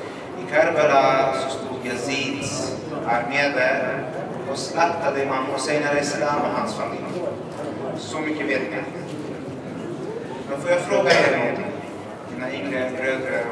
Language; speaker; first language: Swedish; early bilingual, other home language; Arabic